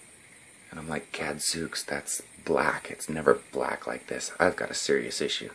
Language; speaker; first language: English; native; English